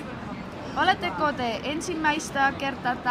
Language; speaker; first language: Finnish; non-native, learner; Estonian